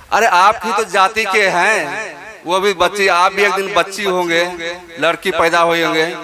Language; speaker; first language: Hindi; native; Hindi